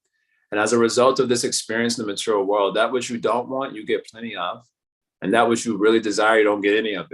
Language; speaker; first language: English; native; English